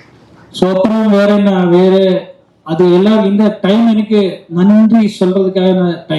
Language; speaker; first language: Tamil; non-native, learner; Malayalam